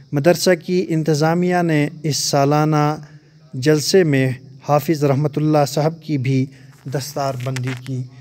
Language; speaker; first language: Urdu; non-native, local second language; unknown